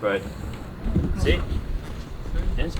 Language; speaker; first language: Spanish; non-native, learner; English